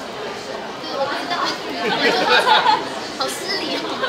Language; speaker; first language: Chinese; native; Chinese